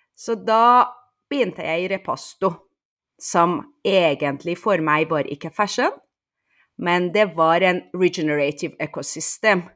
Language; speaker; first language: Norwegian; non-native, fluent; Persian